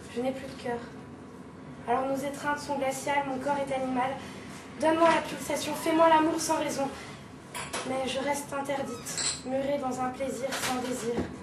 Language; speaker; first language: French; native; French